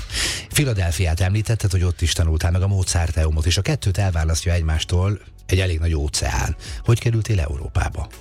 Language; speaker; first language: Hungarian; native; Hungarian